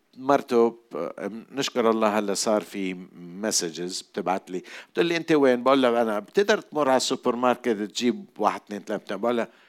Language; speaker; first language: Arabic; native; Arabic